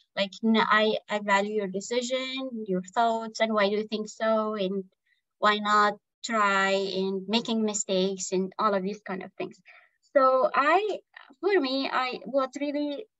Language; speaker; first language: English; non-native, fluent; Arabic